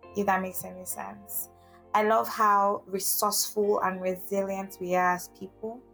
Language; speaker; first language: English; non-native, local second language; Igbo